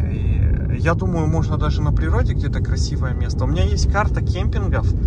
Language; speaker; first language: Russian; native; Russian